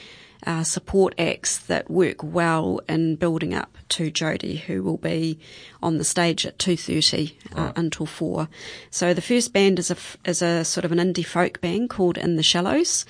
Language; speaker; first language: English; native; English